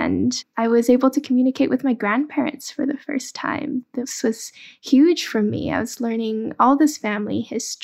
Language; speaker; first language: English; early bilingual, other home language; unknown